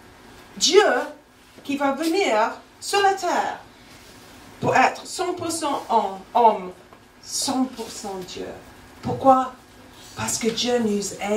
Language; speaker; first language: French; non-native, fluent; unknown